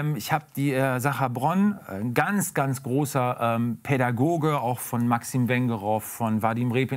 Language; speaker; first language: German; native; German